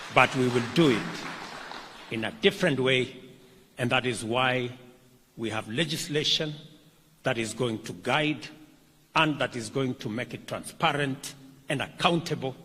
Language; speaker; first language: English; non-native, local second language; Kalenjin